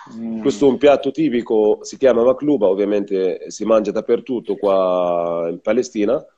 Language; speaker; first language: Italian; non-native, fluent; Arabic